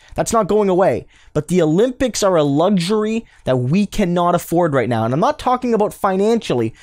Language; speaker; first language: English; native; English